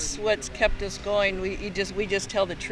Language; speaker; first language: English; native; English